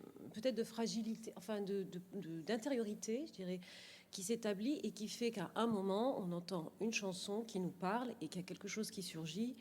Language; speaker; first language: French; native; French